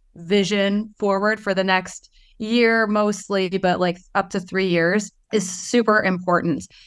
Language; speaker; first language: English; native; English